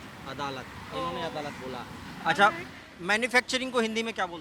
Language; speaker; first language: Hindi; native; Hindi